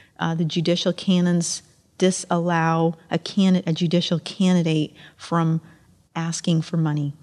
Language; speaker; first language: English; early bilingual, other home language; Amharic